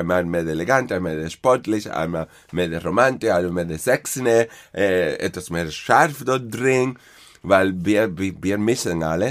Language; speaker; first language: German; non-native, fluent; Spanish